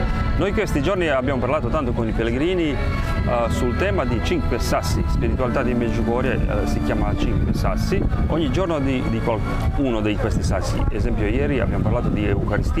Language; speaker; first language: Italian; non-native, fluent; Croatian